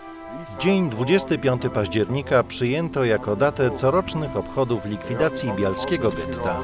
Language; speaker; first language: Polish; native; Polish